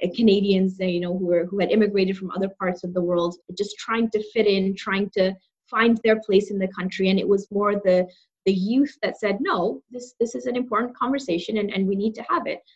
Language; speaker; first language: English; non-native, local second language; Urdu